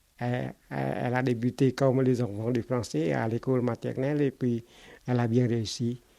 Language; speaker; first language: French; non-native, fluent; Khmer